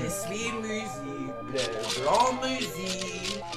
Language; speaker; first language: French; non-native, learner; English